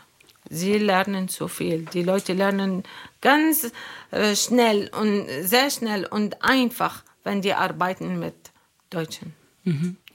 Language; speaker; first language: German; non-native, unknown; Arabic